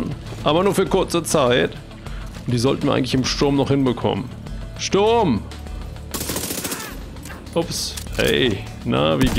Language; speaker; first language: German; native; German